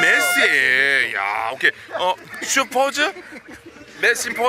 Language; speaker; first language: Korean; native; Korean